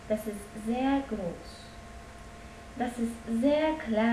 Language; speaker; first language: German; non-native, fluent; Polish